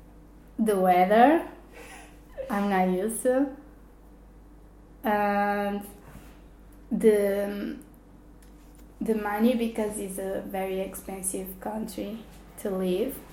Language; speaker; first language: English; non-native, fluent; Portuguese